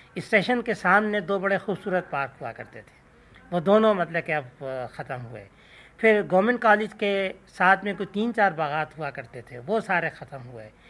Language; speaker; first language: Urdu; non-native, local second language; Sindhi